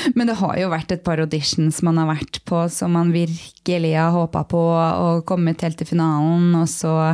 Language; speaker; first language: Norwegian; native; Norwegian